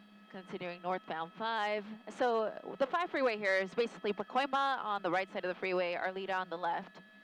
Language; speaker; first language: English; early bilingual, other home language; Spanish